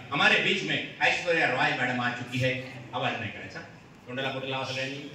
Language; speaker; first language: Hindi; non-native, local second language; Marathi